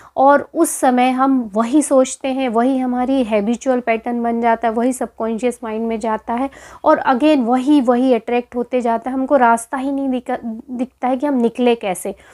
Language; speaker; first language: Hindi; native; Hindi